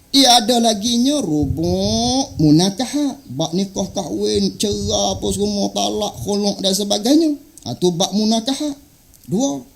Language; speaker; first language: Malay; native; Malay